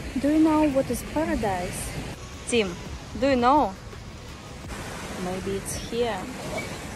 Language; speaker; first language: English; non-native, learner; Russian